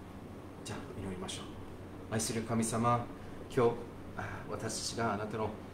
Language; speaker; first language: Japanese; non-native, fluent; English